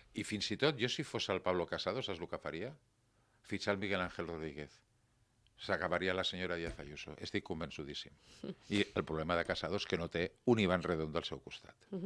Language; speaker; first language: Catalan; non-native, local second language; Spanish